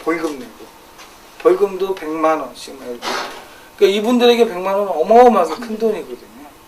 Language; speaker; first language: Korean; native; Korean